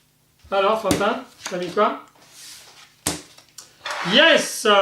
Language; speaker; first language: French; native; French